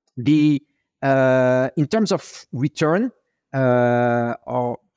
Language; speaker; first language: English; non-native, fluent; French